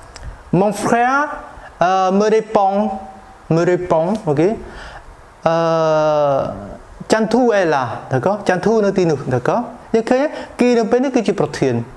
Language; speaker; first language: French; non-native, fluent; Khmer